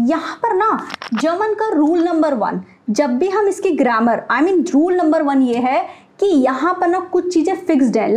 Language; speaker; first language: Hindi; native; Hindi